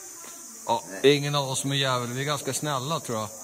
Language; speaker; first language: Swedish; native; Swedish